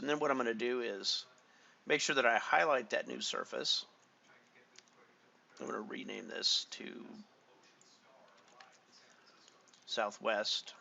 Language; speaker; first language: English; native; English